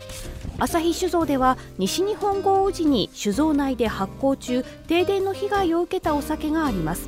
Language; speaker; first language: Japanese; native; Japanese